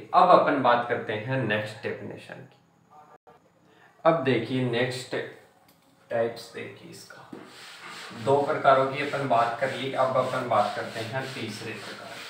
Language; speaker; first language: Hindi; native; Hindi